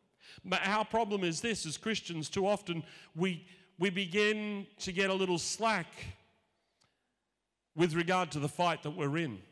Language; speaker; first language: English; native; English